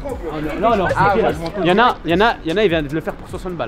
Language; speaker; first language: French; native; French